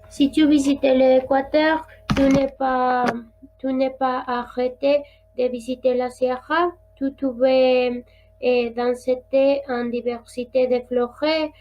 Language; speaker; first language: French; non-native, learner; Spanish